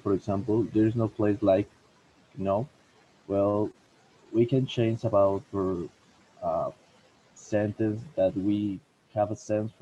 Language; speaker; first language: English; non-native, learner; Spanish